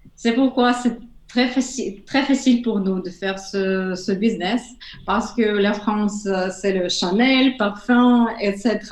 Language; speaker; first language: French; non-native, learner; Russian